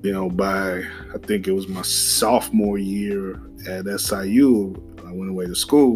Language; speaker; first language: English; native; English